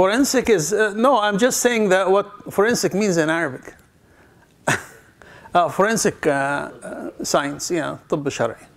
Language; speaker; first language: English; non-native, fluent; Arabic